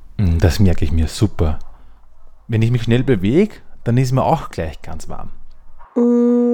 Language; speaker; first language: German; native; German